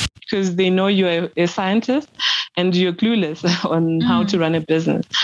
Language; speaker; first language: English; non-native, local second language; Shona